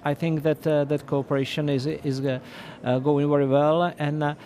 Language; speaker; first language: English; non-native, fluent; Czech